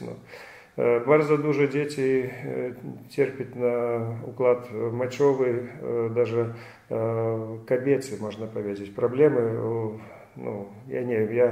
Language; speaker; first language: Polish; non-native, fluent; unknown